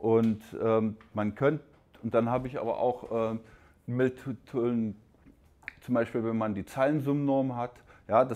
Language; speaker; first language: German; native; German